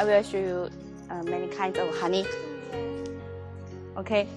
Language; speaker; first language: English; non-native, learner; Chinese